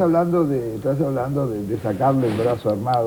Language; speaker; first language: Spanish; native; Spanish